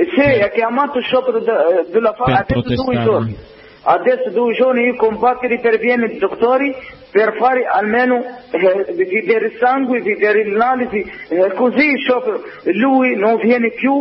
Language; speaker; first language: Italian; non-native, learner; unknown